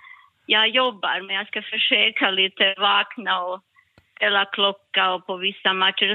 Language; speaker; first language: Swedish; non-native, learner; Bosnian